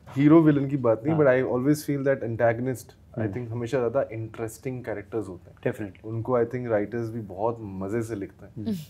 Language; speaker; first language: Hindi; native; Hindi